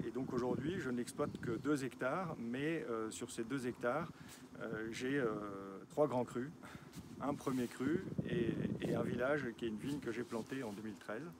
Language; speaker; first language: French; native; French